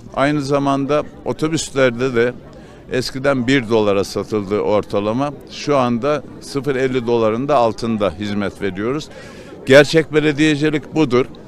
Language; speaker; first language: Turkish; native; Turkish